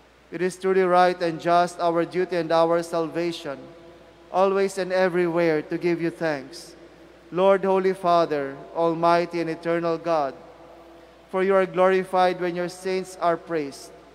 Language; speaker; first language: English; non-native, local second language; Filipino